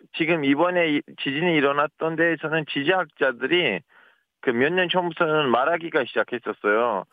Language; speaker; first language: Korean; non-native, fluent; Turkish